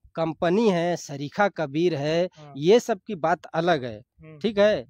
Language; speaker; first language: Hindi; native; Hindi